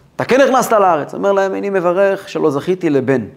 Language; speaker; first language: Hebrew; native; Hebrew